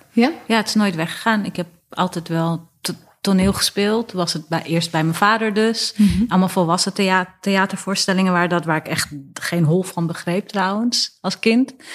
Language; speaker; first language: Dutch; early bilingual, other home language; Persian